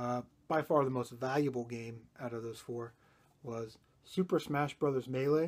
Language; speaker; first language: English; native; English